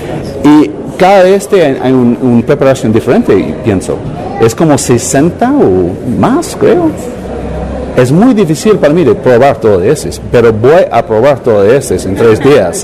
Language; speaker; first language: Spanish; non-native, learner; English